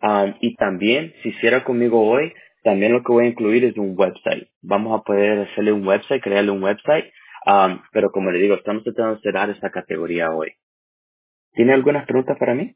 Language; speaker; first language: Spanish; early bilingual, heritage; Spanish